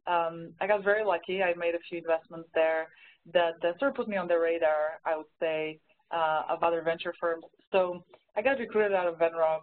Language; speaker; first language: English; non-native, fluent; Bulgarian